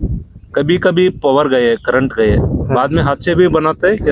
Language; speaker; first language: Hindi; non-native, local second language; Kannada